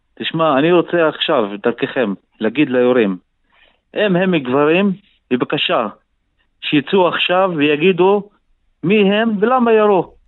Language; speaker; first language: Hebrew; non-native, local second language; Arabic